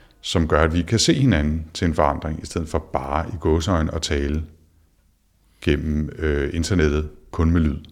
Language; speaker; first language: Danish; native; Danish